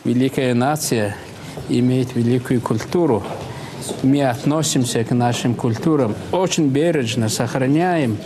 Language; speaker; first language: Russian; non-native, fluent; Mongolian